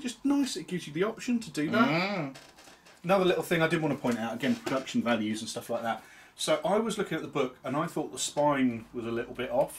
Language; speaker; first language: English; native; English